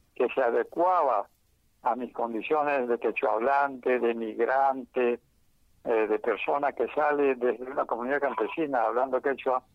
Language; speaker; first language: Spanish; non-native, local second language; Quechua